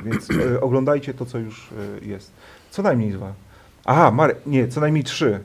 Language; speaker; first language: Polish; native; Polish